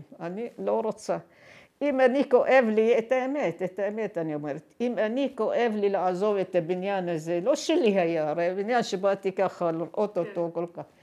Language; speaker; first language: Hebrew; non-native, fluent; Arabic